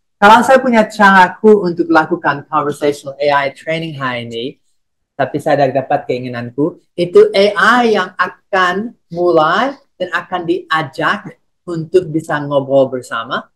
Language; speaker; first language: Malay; non-native, fluent; English